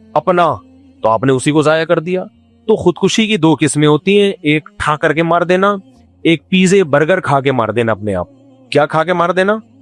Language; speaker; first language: Urdu; native; Urdu